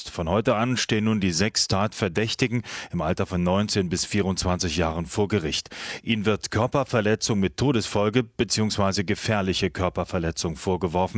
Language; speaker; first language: German; native; German